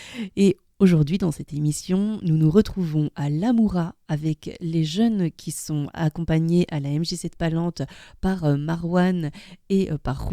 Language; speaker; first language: French; native; French